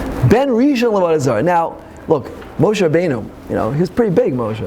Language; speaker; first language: English; native; English